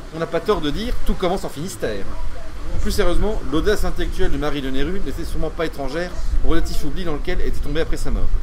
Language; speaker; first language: French; native; French